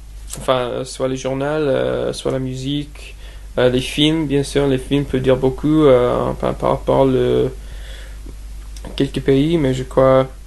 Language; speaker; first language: French; non-native, fluent; English